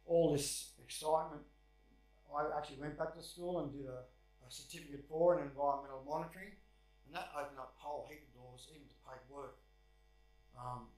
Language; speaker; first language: English; native; English